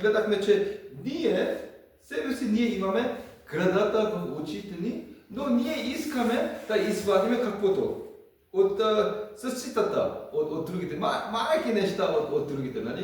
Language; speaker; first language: Bulgarian; non-native, learner; Korean